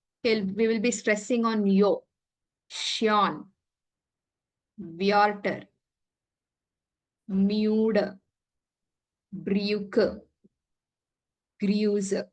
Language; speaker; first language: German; non-native, fluent; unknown